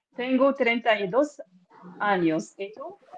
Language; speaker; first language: Spanish; non-native, learner; Arabic